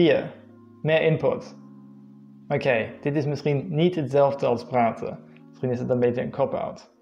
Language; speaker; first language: Dutch; non-native, fluent; English